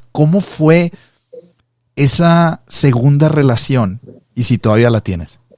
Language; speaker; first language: Spanish; native; Spanish